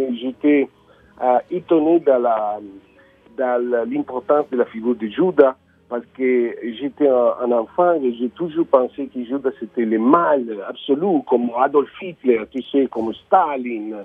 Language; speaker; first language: French; non-native, learner; Italian